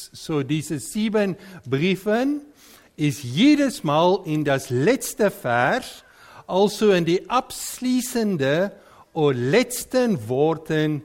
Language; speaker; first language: German; non-native, fluent; Dutch